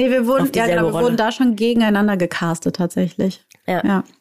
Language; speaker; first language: German; native; German